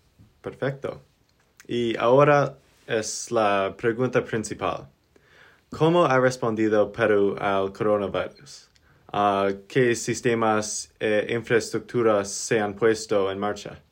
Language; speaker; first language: Spanish; non-native, learner; English